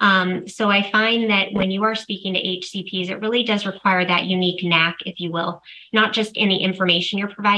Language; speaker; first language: English; native; English